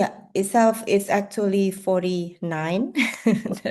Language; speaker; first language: English; non-native, fluent; Indonesian